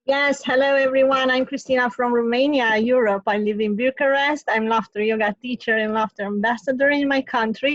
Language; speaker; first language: English; non-native, fluent; Romanian